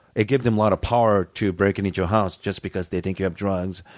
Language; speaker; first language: English; early bilingual, other home language; Japanese